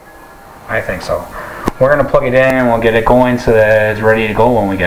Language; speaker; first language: English; native; English